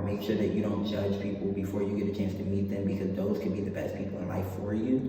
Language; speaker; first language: English; native; English